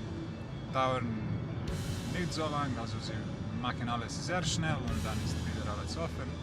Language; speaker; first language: German; non-native, learner; Serbian